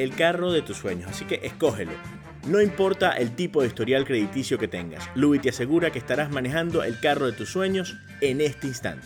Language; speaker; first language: Spanish; native; Spanish